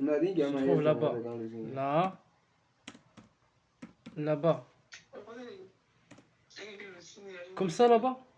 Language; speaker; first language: French; non-native, learner; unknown